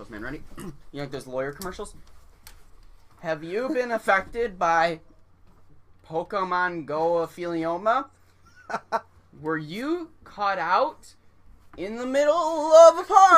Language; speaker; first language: English; native; English